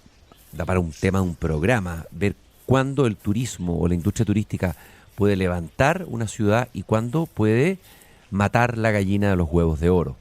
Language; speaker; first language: Spanish; native; Spanish